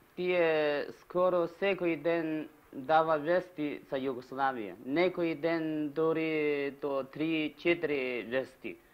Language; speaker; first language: Macedonian; non-native, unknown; Chinese